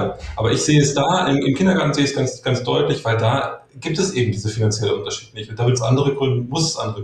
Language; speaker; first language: German; native; German